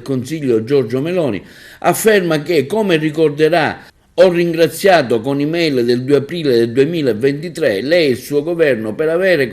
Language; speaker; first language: Italian; native; Italian